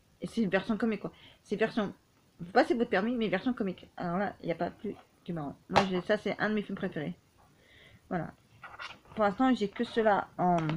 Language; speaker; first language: French; native; French